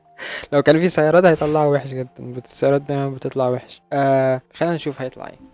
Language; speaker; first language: Arabic; native; Arabic